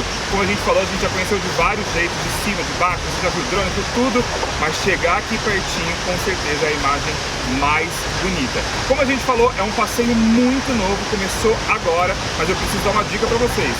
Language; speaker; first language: Portuguese; native; Portuguese